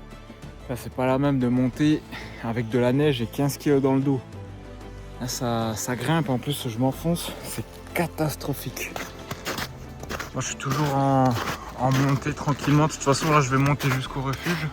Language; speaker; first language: French; native; French